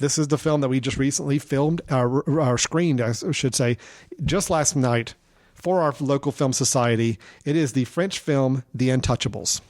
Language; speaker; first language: English; native; English